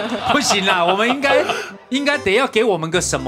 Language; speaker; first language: Chinese; native; Chinese